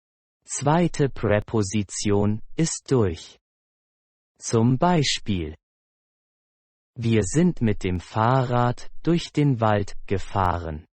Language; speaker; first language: German; non-native, fluent; Persian